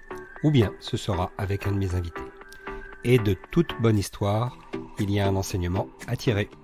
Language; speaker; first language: French; native; French